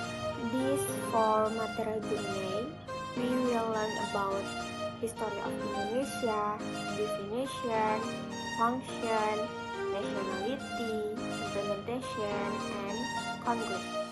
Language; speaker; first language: English; non-native, learner; Indonesian